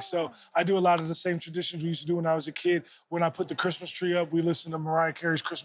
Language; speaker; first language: English; native; English